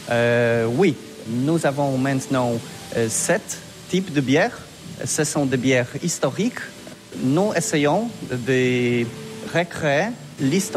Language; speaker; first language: French; non-native, learner; Polish